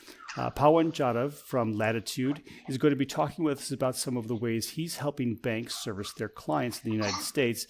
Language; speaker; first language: English; native; English